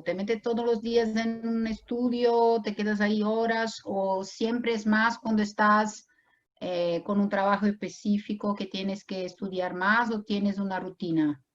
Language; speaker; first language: Spanish; non-native, fluent; Portuguese